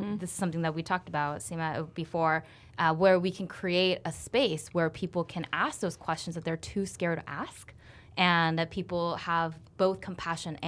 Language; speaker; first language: English; early bilingual, other home language; Korean